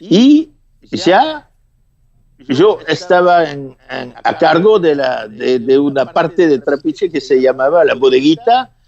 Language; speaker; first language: Spanish; non-native, fluent; French